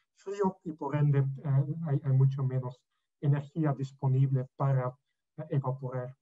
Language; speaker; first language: Spanish; non-native, fluent; Dutch